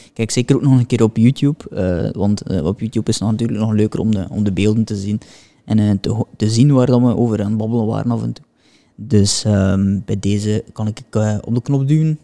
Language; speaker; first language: Dutch; native; Dutch